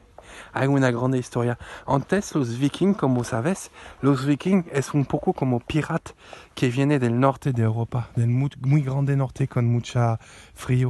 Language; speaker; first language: Spanish; non-native, learner; French